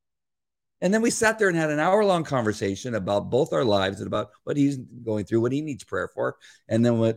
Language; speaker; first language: English; native; English